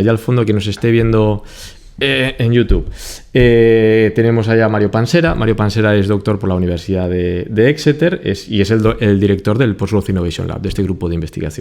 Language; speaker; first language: Spanish; native; Spanish